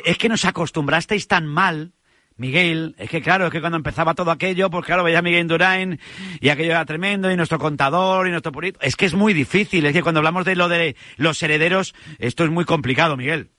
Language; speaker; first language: Spanish; native; Spanish